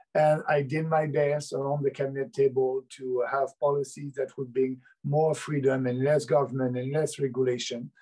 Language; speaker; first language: English; native; English